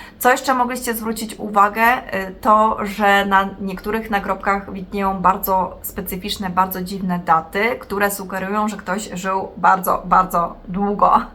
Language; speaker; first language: Polish; native; Polish